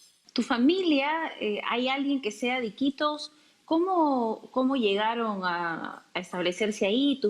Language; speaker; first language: Spanish; native; Spanish